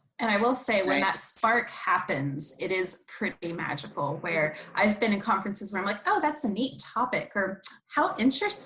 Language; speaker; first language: English; native; English